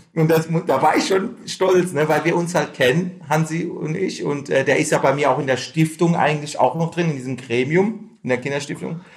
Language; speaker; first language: German; native; German